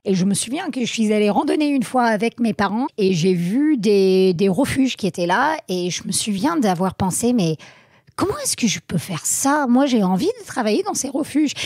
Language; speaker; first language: French; non-native, fluent; English